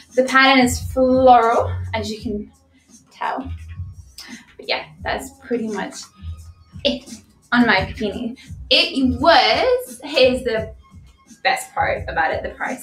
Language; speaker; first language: English; early bilingual, other home language; Portuguese